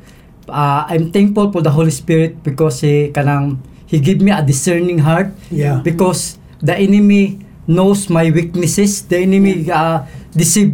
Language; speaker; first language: English; non-native, local second language; Cebuano